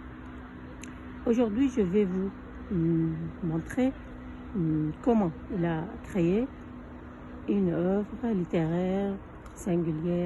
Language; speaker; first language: French; non-native, fluent; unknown